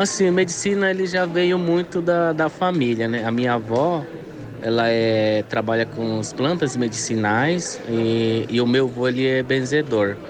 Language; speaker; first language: Portuguese; non-native, local second language; Guarani